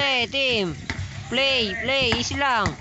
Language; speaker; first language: Filipino; native; Filipino